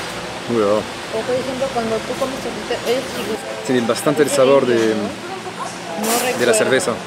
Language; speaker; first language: Spanish; non-native, fluent; French